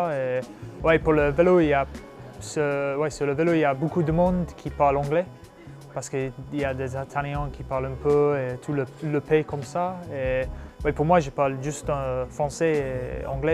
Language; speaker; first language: French; non-native, learner; English